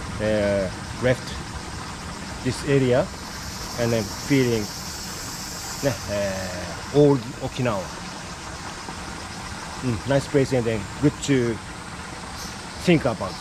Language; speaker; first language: English; non-native, learner; Japanese